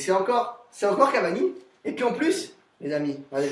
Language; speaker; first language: French; native; French